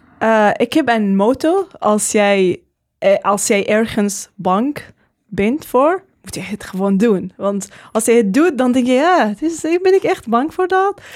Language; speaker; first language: Dutch; non-native, learner; Arabic